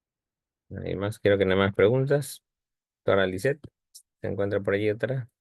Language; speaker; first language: Spanish; native; Spanish